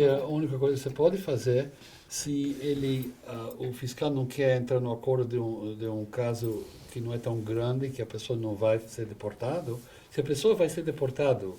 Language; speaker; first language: Portuguese; non-native, fluent; English